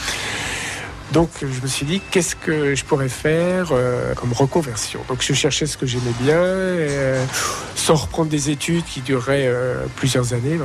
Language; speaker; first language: French; native; French